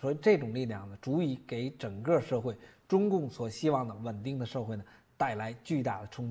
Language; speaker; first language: Chinese; native; Chinese